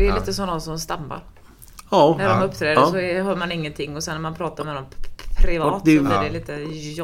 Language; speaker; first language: Swedish; native; Swedish